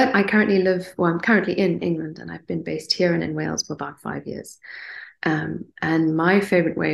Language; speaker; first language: English; native; English